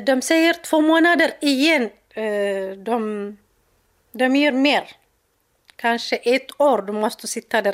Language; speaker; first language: Swedish; non-native, learner; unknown